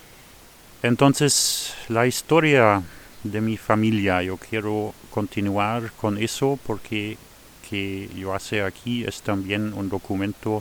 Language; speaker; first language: Spanish; non-native, fluent; Luxembourgish